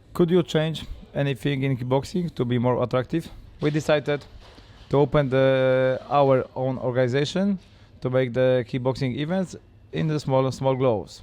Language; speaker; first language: English; non-native, learner; Polish